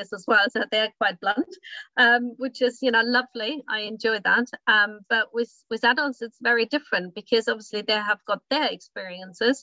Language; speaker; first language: English; non-native, fluent; German